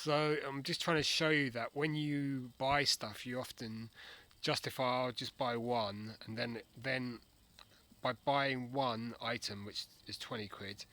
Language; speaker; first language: English; native; English